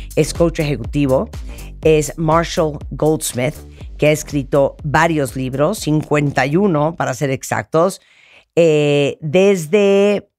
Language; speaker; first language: Spanish; native; Spanish